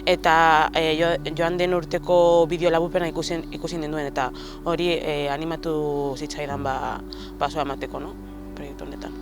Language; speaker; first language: Basque; non-native, local second language; Spanish